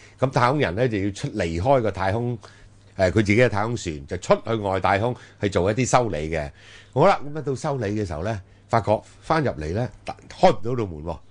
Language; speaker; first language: Cantonese; native; Cantonese